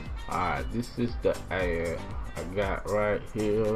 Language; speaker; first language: English; native; English